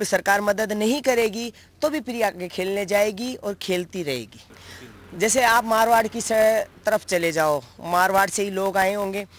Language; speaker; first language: Hindi; native; Hindi